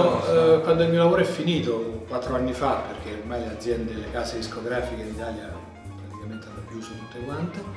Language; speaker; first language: Italian; native; Italian